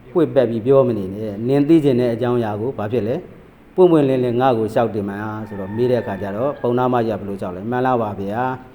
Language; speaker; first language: Burmese; native; Burmese